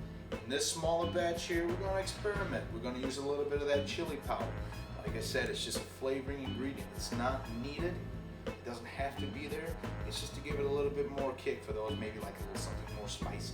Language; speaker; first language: English; native; English